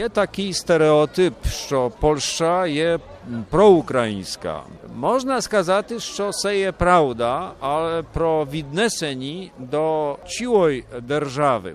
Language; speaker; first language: Ukrainian; early bilingual, heritage; Rusyn